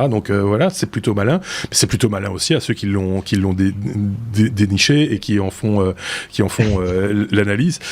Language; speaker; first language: French; native; French